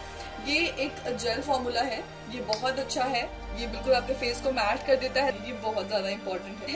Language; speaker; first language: Hindi; native; Hindi